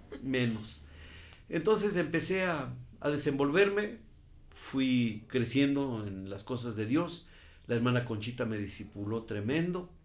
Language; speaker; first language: Spanish; native; Spanish